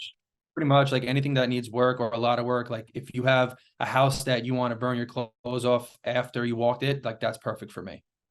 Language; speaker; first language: English; native; English